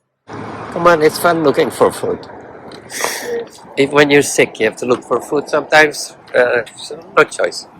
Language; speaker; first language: English; non-native, fluent; Indonesian